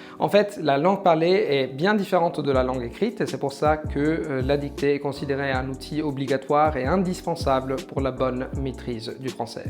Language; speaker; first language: French; non-native, fluent; Italian